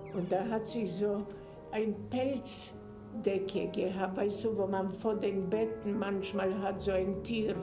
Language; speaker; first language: German; non-native, fluent; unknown